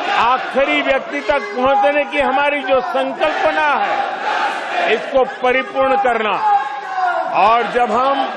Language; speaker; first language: Hindi; native; Hindi